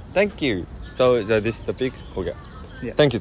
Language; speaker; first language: Hindi; non-native, fluent; Japanese